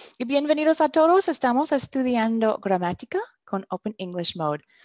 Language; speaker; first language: Spanish; non-native, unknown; English